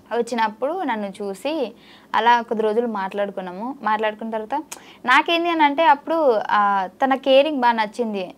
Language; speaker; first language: Telugu; native; Telugu